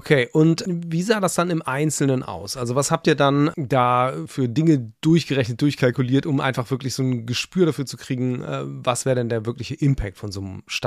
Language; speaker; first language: German; native; German